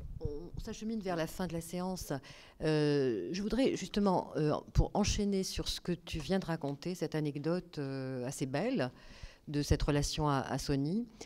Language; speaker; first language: French; native; French